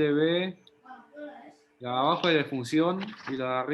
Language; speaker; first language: Spanish; native; Spanish